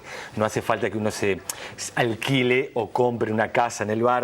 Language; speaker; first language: Spanish; native; Spanish